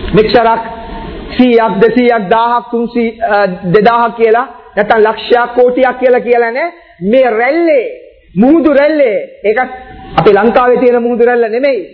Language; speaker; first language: Sinhala; non-native, local second language; Tamil